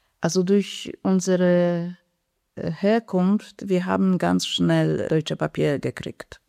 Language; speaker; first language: German; non-native, fluent; Polish